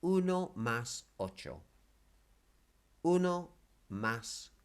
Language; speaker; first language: Spanish; non-native, fluent; English